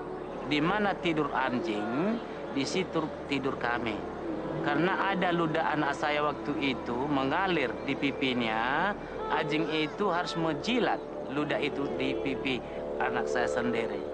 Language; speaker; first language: Indonesian; non-native, local second language; Nias